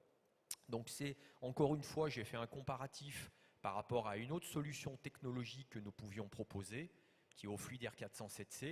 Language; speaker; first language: French; native; French